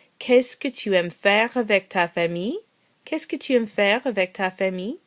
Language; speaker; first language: French; non-native, learner; English